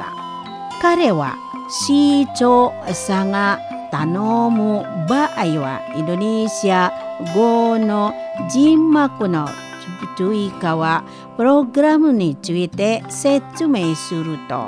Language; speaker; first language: Japanese; non-native, fluent; Indonesian